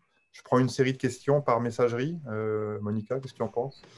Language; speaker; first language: French; native; French